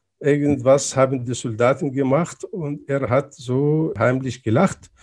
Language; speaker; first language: German; non-native, fluent; Arabic